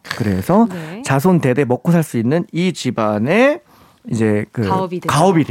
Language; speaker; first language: Korean; native; Korean